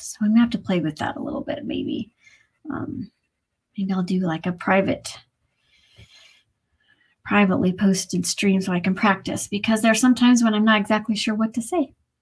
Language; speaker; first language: English; native; English